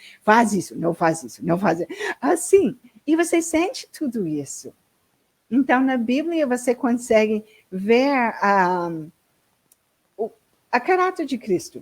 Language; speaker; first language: Portuguese; non-native, learner; English